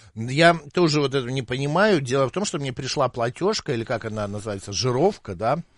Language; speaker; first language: Russian; native; Russian